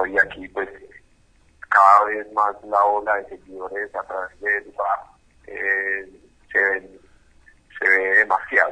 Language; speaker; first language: Spanish; native; Spanish